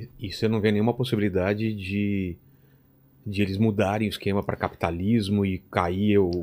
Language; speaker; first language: Portuguese; native; Portuguese